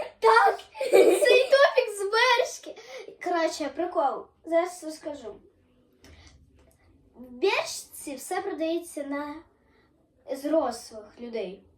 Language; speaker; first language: Ukrainian; non-native, local second language; Russian